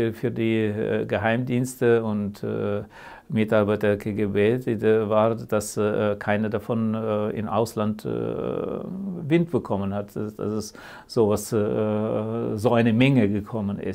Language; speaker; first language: German; early bilingual, heritage; German